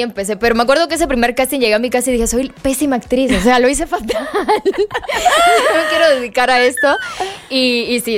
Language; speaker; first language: Spanish; native; Spanish